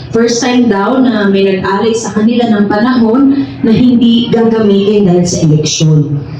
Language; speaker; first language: Filipino; native; Filipino